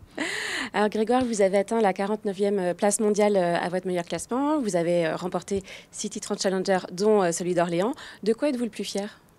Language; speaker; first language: French; native; French